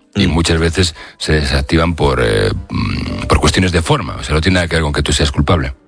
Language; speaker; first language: Spanish; native; Spanish